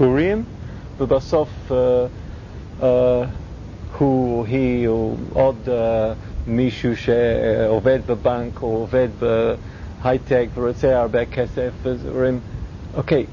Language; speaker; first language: Hebrew; non-native, fluent; English